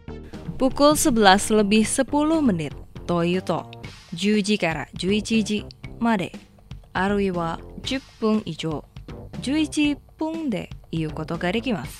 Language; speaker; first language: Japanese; non-native, fluent; Indonesian